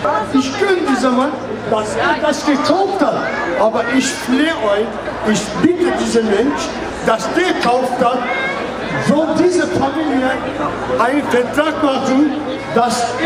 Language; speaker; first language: German; non-native, learner; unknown